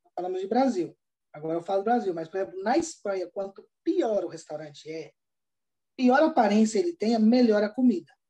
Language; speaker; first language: Portuguese; native; Portuguese